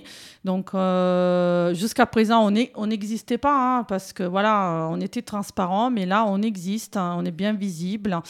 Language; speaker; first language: French; native; French